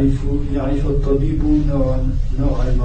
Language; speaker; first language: Arabic; non-native, learner; French